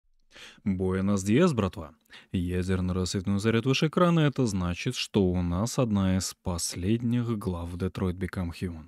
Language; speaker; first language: Russian; native; Russian